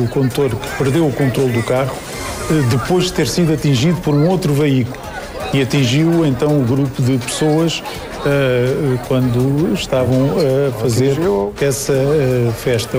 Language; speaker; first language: Portuguese; native; Portuguese